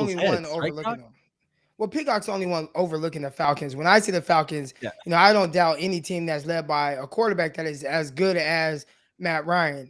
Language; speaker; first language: English; native; English